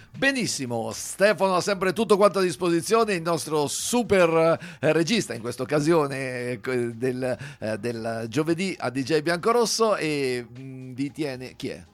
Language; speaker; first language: Italian; native; Italian